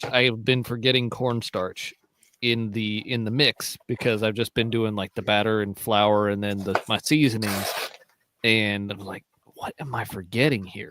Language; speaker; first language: English; native; English